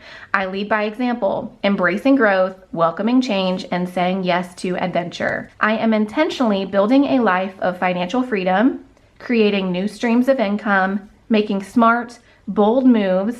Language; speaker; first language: English; native; English